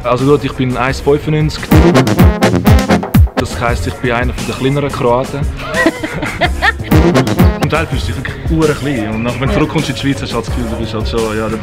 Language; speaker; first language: German; early bilingual, other home language; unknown